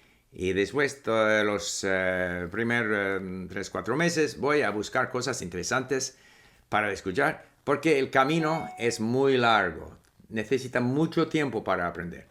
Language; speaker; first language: Spanish; non-native, fluent; English